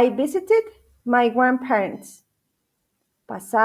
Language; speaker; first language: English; non-native, fluent; Spanish